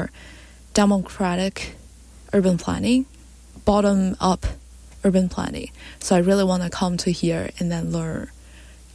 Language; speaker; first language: English; non-native, fluent; Chinese